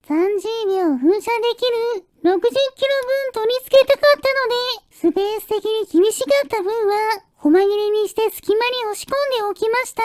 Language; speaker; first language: Japanese; native; Japanese